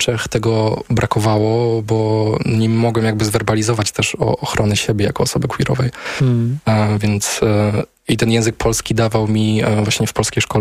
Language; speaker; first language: Polish; native; Polish